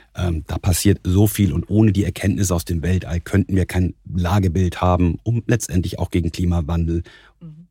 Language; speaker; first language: German; native; German